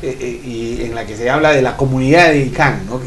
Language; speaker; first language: Spanish; native; Spanish